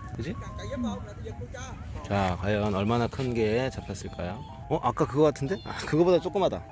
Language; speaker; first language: Korean; native; Korean